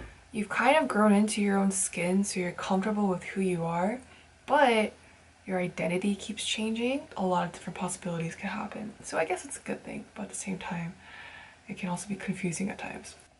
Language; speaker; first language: English; early bilingual, other home language; Korean